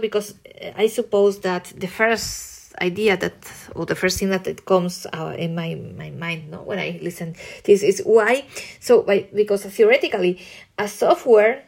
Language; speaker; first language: English; non-native, learner; Spanish